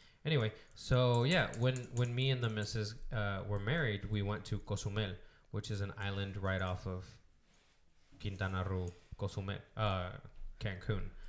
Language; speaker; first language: English; early bilingual, other home language; Spanish